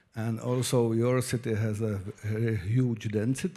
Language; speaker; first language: English; non-native, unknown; Czech